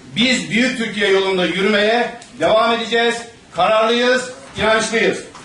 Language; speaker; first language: Turkish; native; Turkish